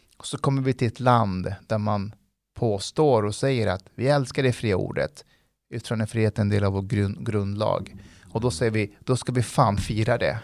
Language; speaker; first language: Swedish; early bilingual, other home language; Persian